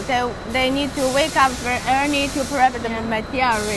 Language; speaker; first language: English; non-native, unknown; Chinese